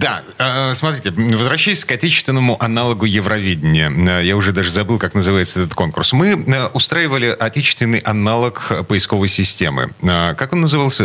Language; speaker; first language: Russian; native; Russian